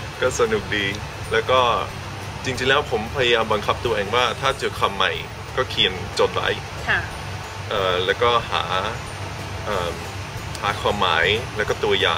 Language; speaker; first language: Thai; non-native, fluent; Dutch